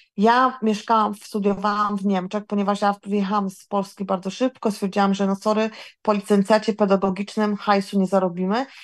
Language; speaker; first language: Polish; native; Polish